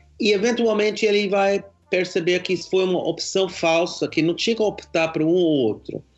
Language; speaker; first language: Portuguese; non-native, fluent; English